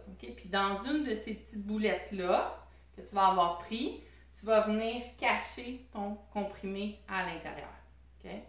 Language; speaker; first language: French; native; French